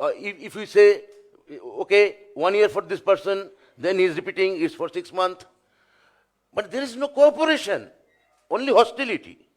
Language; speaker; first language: English; non-native, local second language; Bangla